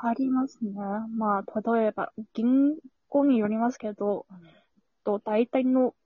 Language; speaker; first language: Japanese; non-native, learner; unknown